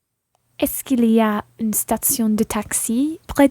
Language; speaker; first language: French; non-native, learner; English